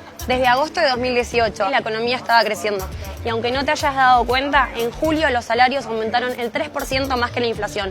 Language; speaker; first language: Spanish; native; Spanish